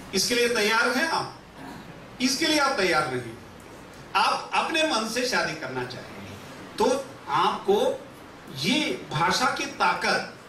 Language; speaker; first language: Hindi; non-native, local second language; Kannada